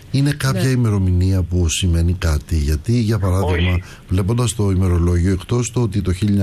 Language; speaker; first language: Greek; native; Greek